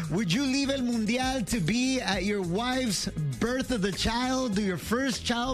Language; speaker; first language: English; early bilingual, other home language; Spanish